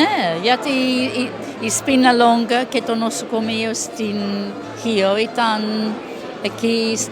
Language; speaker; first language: Greek; non-native, learner; English